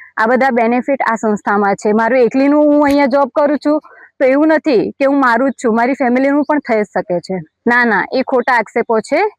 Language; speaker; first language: Gujarati; native; Gujarati